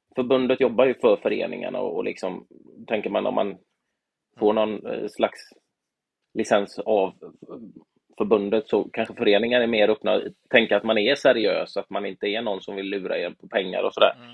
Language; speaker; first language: Swedish; native; Swedish